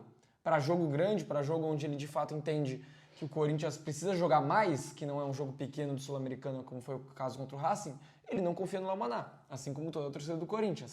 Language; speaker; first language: Portuguese; native; Portuguese